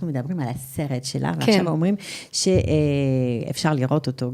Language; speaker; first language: Hebrew; non-native, fluent; French